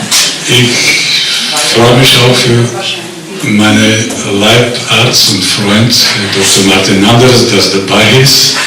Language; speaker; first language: German; non-native, fluent; Bulgarian